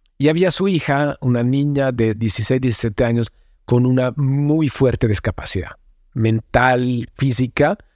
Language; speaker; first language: Spanish; non-native, fluent; Italian